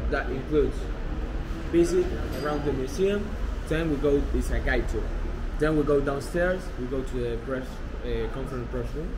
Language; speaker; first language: English; non-native, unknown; Spanish